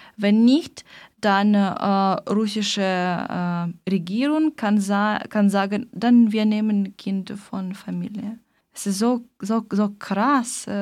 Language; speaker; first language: German; non-native, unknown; Ukrainian